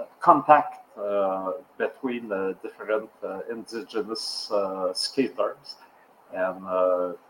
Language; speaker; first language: English; non-native, local second language; French